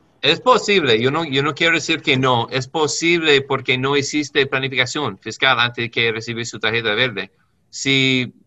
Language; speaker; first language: Spanish; non-native, learner; English